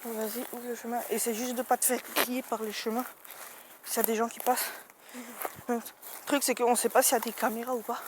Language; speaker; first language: French; native; French